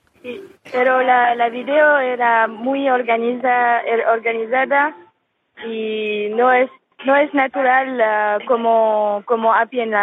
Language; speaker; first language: Spanish; non-native, learner; French